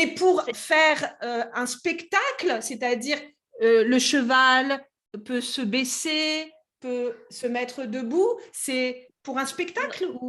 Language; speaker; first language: French; native; French